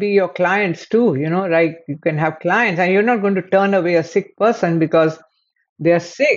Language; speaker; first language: English; non-native, local second language; Hindi